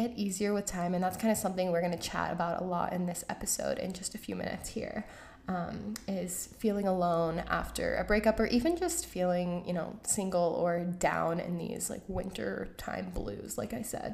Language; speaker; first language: English; native; English